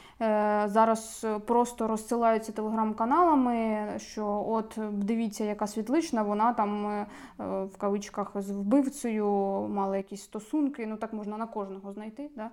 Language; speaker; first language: Ukrainian; native; Ukrainian